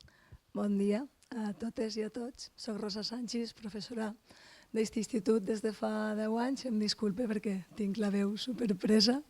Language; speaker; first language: Catalan; native; Catalan